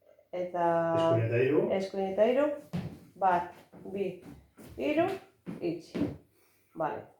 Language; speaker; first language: Basque; non-native, local second language; Spanish